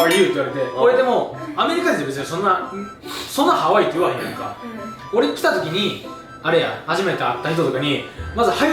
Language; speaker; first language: Japanese; native; Japanese